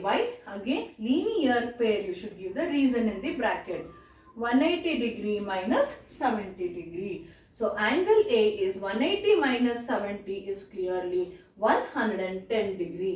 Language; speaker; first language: English; non-native, local second language; Kannada